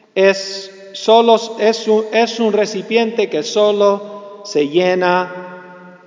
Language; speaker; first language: Spanish; early bilingual, heritage; Spanish